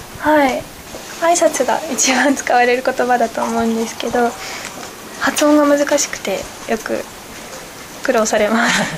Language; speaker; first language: Japanese; early bilingual, other home language; Russian